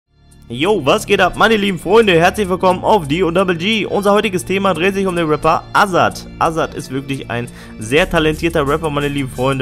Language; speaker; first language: German; native; German